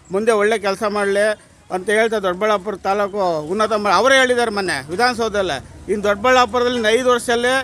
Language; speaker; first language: Kannada; native; Kannada